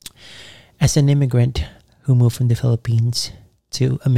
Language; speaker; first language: English; non-native, local second language; Filipino